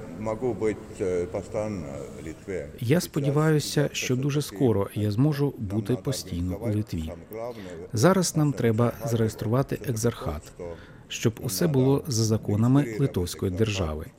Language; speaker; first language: Ukrainian; non-native, fluent; Estonian